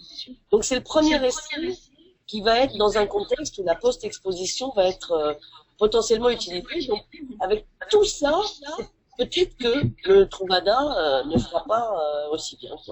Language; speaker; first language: French; native; French